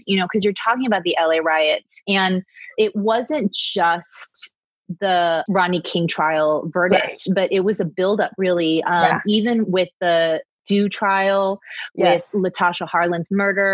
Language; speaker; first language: English; native; English